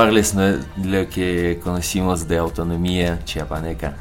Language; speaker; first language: Spanish; non-native, learner; Russian